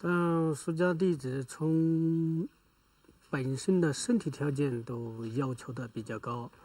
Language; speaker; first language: Chinese; native; Chinese